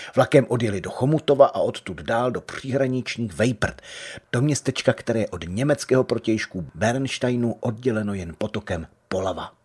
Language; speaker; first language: Czech; native; Czech